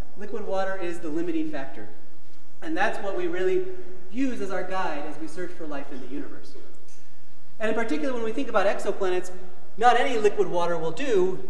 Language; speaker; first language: English; native; English